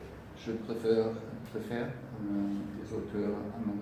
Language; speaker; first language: French; non-native, learner; English